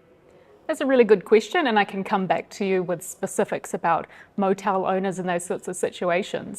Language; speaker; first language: English; native; English